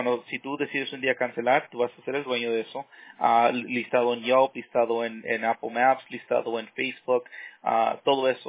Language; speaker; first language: Spanish; early bilingual, heritage; Spanish